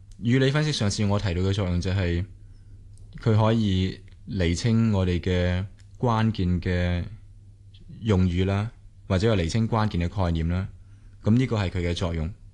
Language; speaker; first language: Cantonese; native; Cantonese